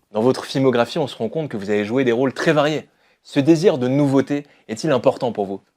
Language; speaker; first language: French; native; French